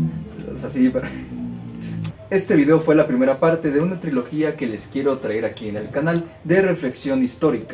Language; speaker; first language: Spanish; native; Spanish